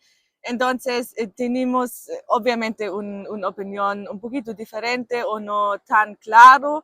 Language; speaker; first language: Spanish; non-native, fluent; German